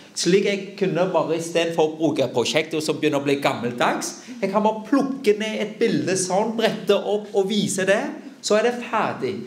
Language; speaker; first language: Norwegian; non-native, fluent; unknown